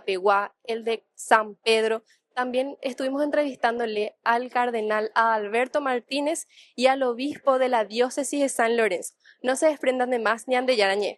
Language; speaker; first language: Spanish; native; Spanish